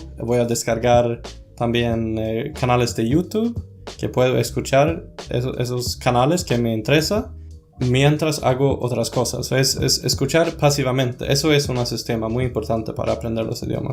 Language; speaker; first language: Spanish; non-native, fluent; Swedish